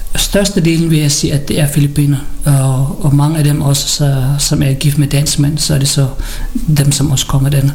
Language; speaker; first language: Danish; early bilingual, other home language; Filipino